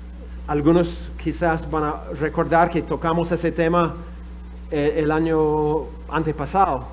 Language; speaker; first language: Spanish; non-native, fluent; English